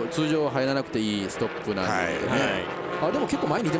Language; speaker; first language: Japanese; native; Japanese